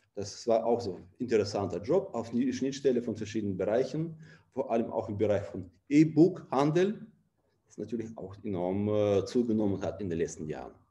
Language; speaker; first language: German; non-native, fluent; Russian